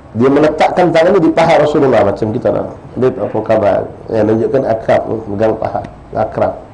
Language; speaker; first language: Malay; native; Malay